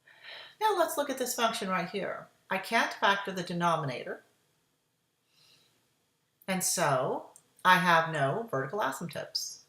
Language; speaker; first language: English; native; English